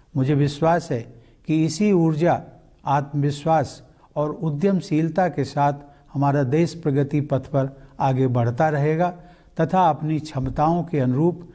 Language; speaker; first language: Hindi; native; Hindi